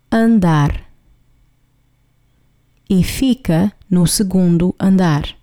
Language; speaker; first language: Portuguese; non-native, fluent; English